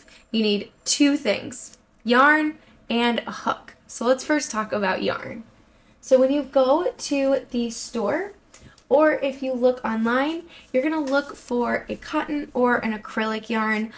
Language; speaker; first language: English; native; English